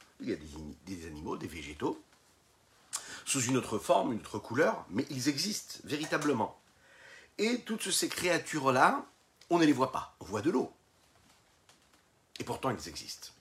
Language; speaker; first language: French; native; French